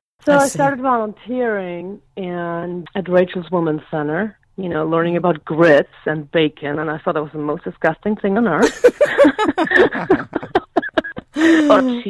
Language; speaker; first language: English; non-native, fluent; German